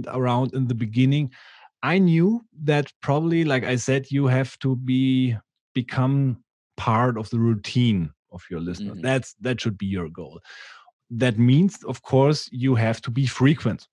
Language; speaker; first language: English; non-native, fluent; German